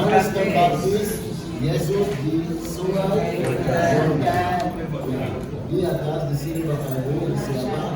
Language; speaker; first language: Indonesian; non-native, fluent; Hebrew